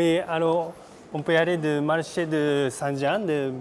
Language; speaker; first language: French; non-native, learner; Japanese